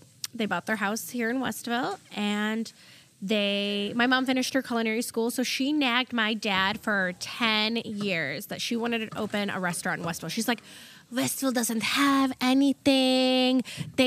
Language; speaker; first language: English; early bilingual, other home language; German